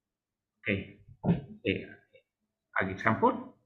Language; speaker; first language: English; non-native, learner; Spanish